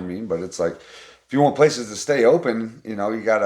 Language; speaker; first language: English; native; English